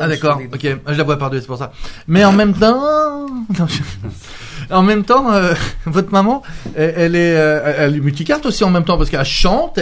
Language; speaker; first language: French; native; French